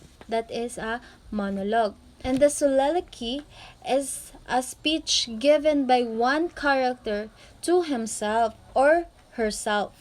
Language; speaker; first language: English; non-native, fluent; Filipino